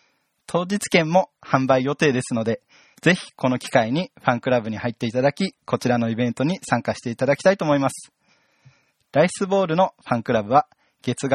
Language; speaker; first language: Japanese; native; Japanese